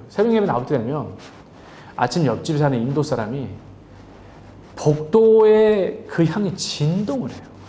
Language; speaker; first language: Korean; native; Korean